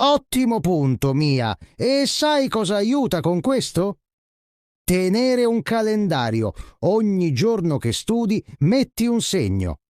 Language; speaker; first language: Italian; non-native, fluent; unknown